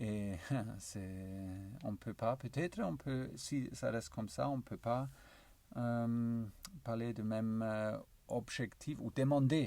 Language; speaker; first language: French; non-native, learner; German